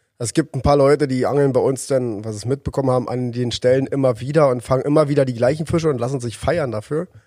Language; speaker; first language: German; native; German